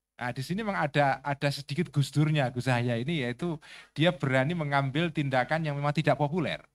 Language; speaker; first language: Indonesian; native; Indonesian